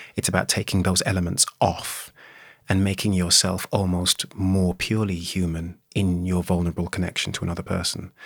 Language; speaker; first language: English; native; English